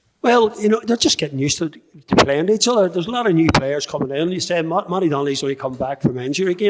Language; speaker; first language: English; native; English